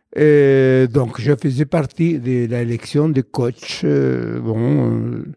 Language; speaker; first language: French; non-native, fluent; Spanish